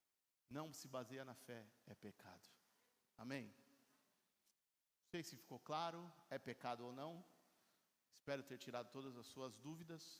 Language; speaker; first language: Portuguese; native; Portuguese